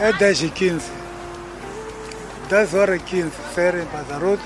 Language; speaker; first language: Portuguese; non-native, local second language; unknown